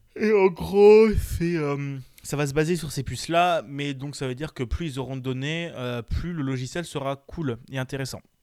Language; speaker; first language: French; native; French